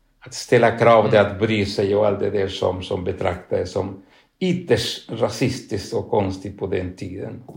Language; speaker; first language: Swedish; non-native, fluent; Spanish